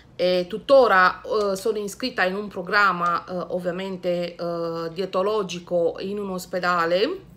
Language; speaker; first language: Italian; non-native, fluent; Romanian